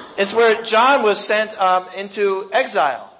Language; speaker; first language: English; native; English